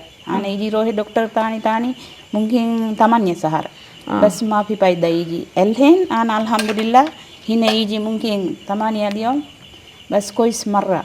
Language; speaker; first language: Arabic; non-native, learner; Sinhala